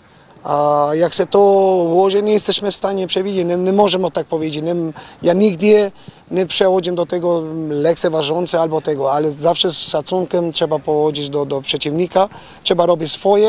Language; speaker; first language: Polish; non-native, fluent; Albanian